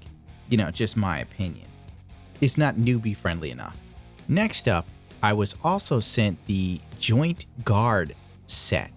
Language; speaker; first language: English; native; English